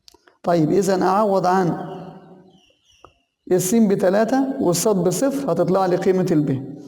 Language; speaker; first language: Arabic; native; Arabic